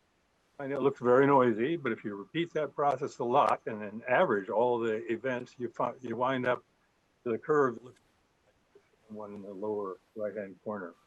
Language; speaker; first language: English; native; English